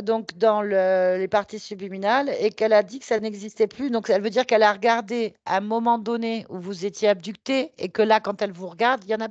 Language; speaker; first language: French; native; French